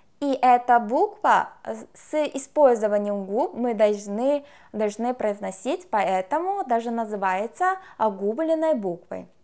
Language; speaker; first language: Russian; non-native, fluent; Korean